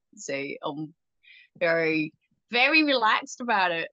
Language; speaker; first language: English; native; English